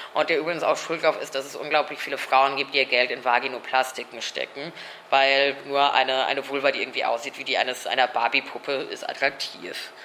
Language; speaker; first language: German; native; German